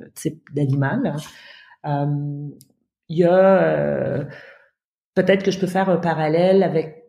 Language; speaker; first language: French; native; French